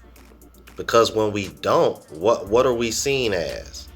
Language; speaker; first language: English; native; English